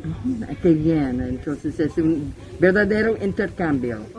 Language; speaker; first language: Spanish; non-native, fluent; English